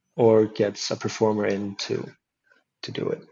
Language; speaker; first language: English; non-native, fluent; Icelandic